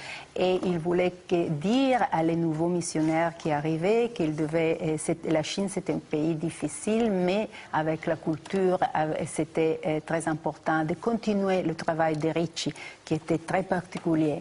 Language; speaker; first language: French; non-native, fluent; Italian